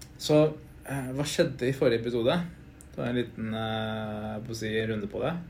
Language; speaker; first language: Norwegian; early bilingual, other home language; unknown